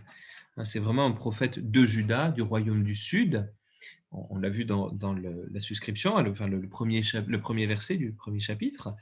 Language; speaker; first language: French; native; French